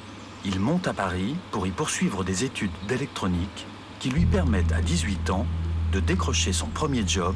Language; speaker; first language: French; native; French